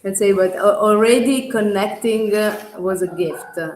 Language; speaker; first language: English; non-native, fluent; Italian